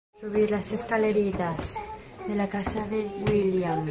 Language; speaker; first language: Spanish; native; Spanish